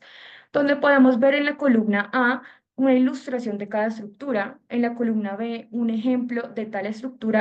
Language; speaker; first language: Spanish; native; Spanish